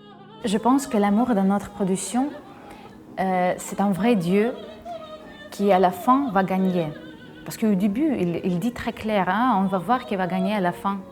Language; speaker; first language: French; non-native, fluent; Russian